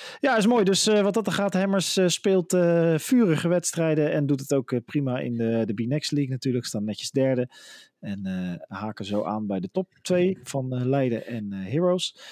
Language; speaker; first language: Dutch; native; Dutch